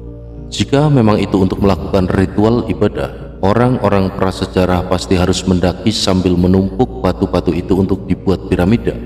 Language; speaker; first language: Indonesian; native; Indonesian